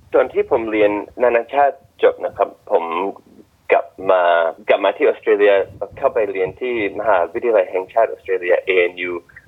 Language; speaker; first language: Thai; non-native, fluent; English